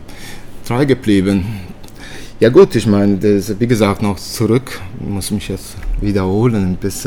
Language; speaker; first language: German; early bilingual, other home language; Italian